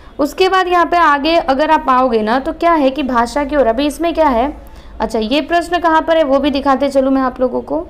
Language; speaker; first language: Hindi; non-native, local second language; Marathi